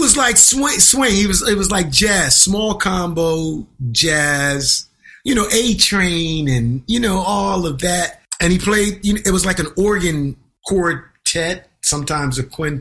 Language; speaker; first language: English; native; English